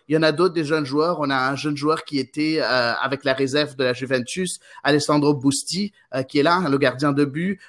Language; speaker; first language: French; non-native, local second language; Arabic